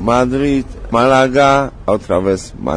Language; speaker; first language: Spanish; non-native, learner; Polish